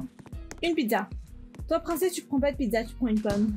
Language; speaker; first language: French; native; French